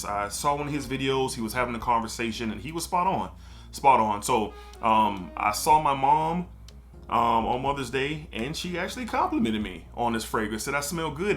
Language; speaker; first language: English; native; English